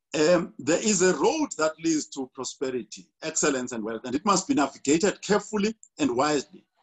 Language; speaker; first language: English; non-native, local second language; Xhosa